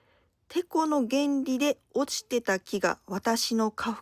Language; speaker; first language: Japanese; native; Japanese